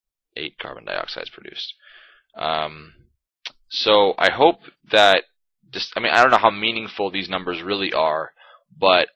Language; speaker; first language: English; native; English